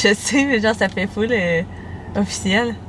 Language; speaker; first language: French; native; French